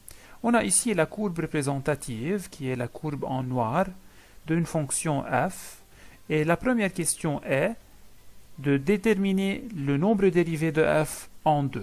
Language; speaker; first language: French; non-native, local second language; Arabic